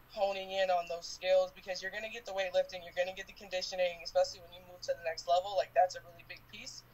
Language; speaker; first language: English; native; English